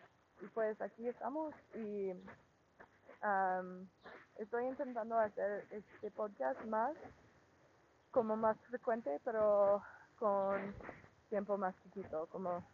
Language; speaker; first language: Spanish; non-native, learner; English